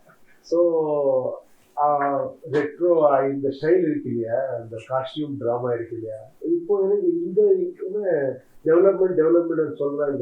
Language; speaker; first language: Tamil; non-native, learner; Kannada